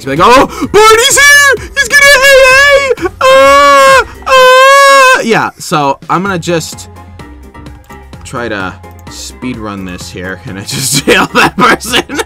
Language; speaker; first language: English; native; English